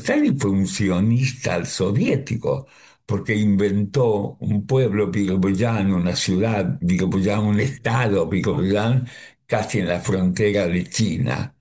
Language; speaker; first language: Spanish; early bilingual, other home language; Yiddish